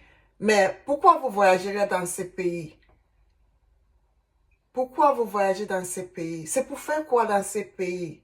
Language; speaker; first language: French; non-native, learner; Igbo